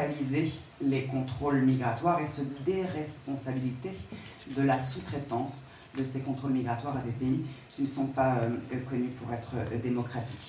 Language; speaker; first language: French; native; French